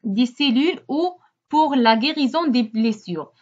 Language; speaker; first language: French; non-native, local second language; Arabic